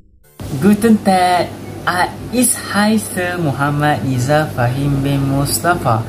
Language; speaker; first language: German; non-native, learner; Malay